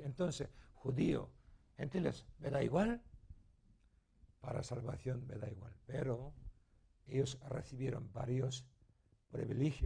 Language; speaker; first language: Spanish; non-native, learner; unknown